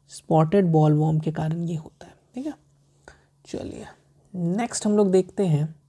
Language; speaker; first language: Hindi; native; Hindi